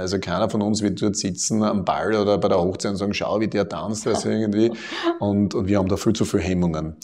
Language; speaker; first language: German; native; German